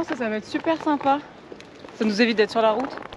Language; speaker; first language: French; native; French